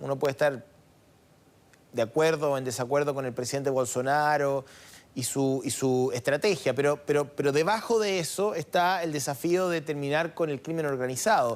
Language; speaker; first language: Spanish; native; Spanish